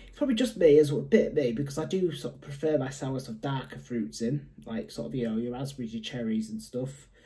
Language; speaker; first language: English; native; English